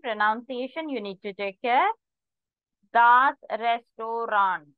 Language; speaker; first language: English; non-native, local second language; Hindi